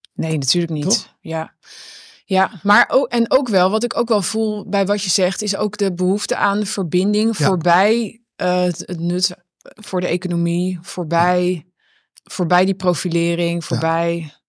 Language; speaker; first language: Dutch; native; Dutch